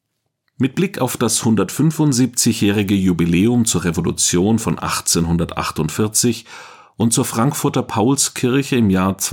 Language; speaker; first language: German; native; German